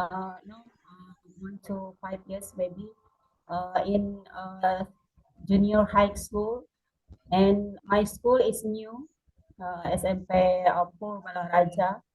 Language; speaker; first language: English; non-native, learner; Indonesian